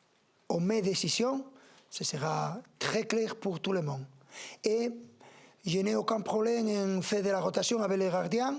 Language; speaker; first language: French; non-native, learner; Spanish